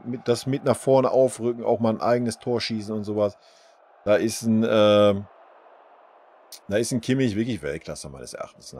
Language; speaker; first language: German; native; German